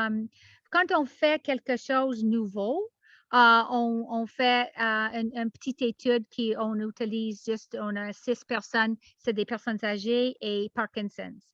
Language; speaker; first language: French; non-native, learner; English